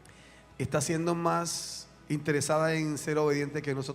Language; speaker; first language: Spanish; native; Spanish